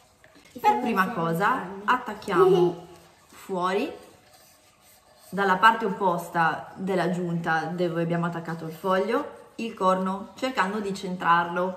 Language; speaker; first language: Italian; native; Italian